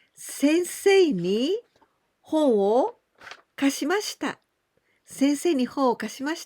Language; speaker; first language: Japanese; non-native, fluent; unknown